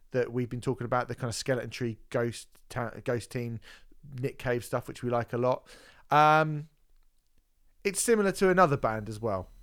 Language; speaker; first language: English; native; English